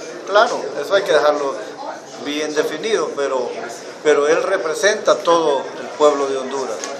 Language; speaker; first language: Spanish; native; Spanish